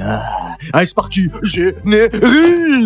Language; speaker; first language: French; native; French